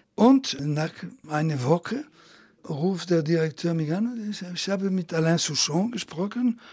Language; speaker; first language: German; non-native, fluent; Italian